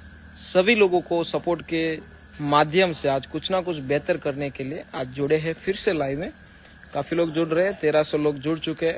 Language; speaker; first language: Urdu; non-native, local second language; Gujarati